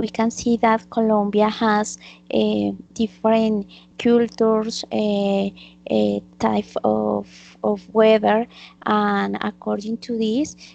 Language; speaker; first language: English; non-native, learner; Spanish